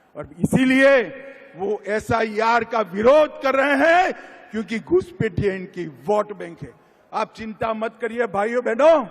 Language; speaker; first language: Hindi; native; Hindi